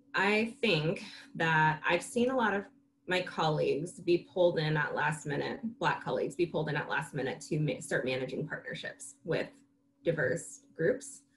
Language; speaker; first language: English; native; English